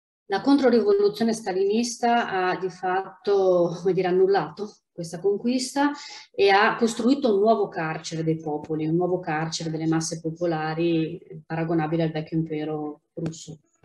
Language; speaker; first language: Italian; native; Italian